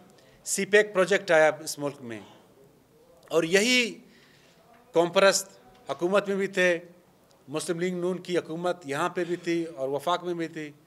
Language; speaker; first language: Urdu; non-native, local second language; Baluchi